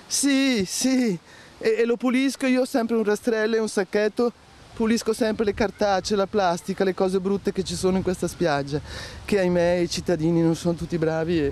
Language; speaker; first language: Italian; native; Italian